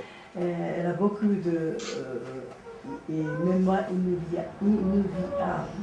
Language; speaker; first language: French; non-native, learner; Japanese